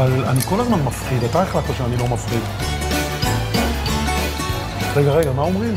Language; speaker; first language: Hebrew; native; Hebrew